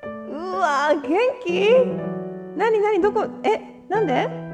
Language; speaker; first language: Japanese; native; Japanese